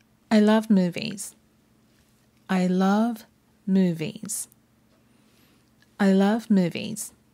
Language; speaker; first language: English; non-native, fluent; Japanese